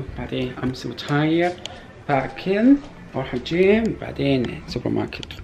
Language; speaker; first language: Arabic; non-native, learner; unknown